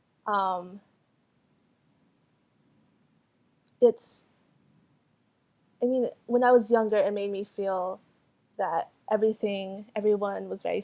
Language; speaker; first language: English; early bilingual, other home language; Cantonese